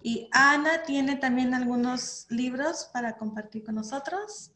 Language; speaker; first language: Spanish; early bilingual, heritage; Spanish